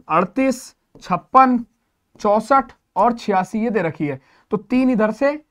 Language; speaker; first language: Hindi; native; Hindi